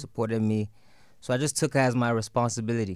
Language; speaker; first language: English; non-native, local second language; Yoruba